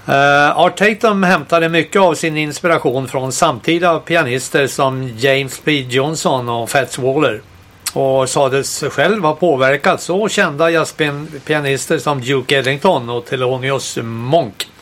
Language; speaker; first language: Swedish; native; Swedish